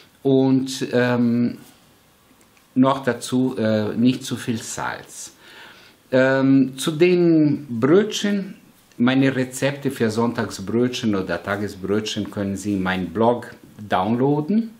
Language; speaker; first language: German; non-native, fluent; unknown